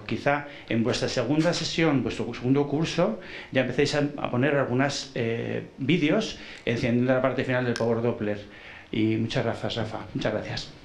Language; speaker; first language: Spanish; native; Spanish